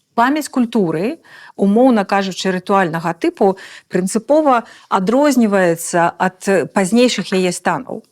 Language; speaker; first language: Belarusian; native; Belarusian